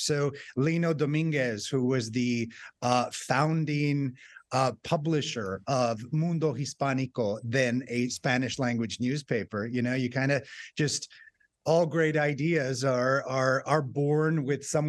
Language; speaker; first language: English; native; English